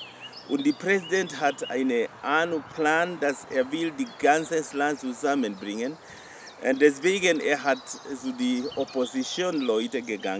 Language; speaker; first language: German; non-native, learner; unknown